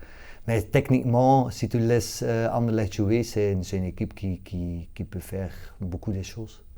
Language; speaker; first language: French; non-native, local second language; Dutch